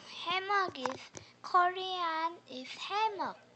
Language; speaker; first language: English; non-native, learner; Korean